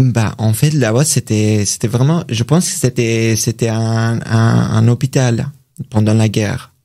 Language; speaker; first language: French; non-native, learner; Persian